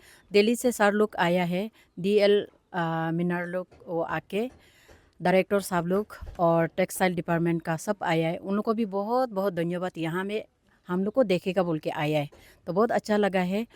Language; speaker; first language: Hindi; non-native, local second language; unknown